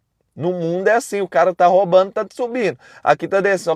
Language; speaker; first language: Portuguese; native; Portuguese